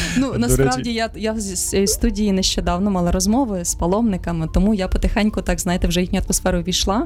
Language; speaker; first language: Ukrainian; native; Ukrainian